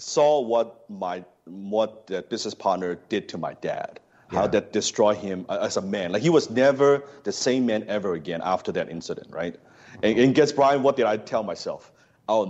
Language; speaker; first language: English; non-native, local second language; Cantonese